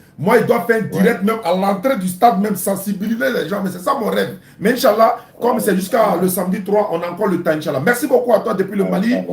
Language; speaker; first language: French; non-native, local second language; Dyula